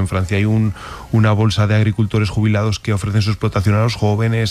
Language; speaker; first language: Spanish; native; Spanish